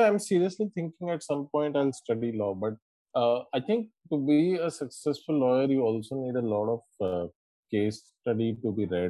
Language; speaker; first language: English; non-native, local second language; Gujarati